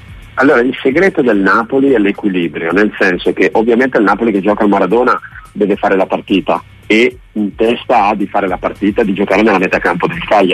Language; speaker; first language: Italian; native; Italian